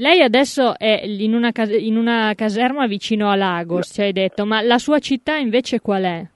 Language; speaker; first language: Italian; native; Italian